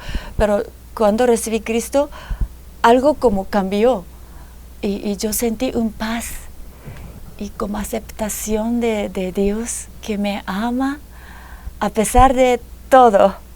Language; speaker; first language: Spanish; non-native, fluent; Japanese